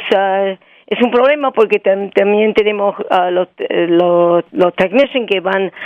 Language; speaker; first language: Spanish; native; Spanish